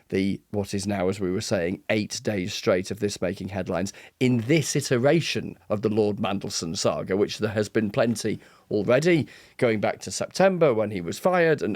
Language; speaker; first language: English; native; English